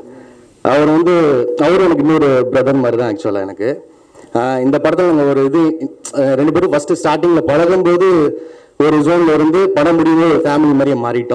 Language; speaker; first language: Tamil; native; Tamil